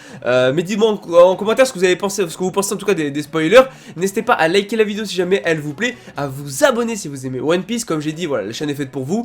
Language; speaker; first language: French; native; French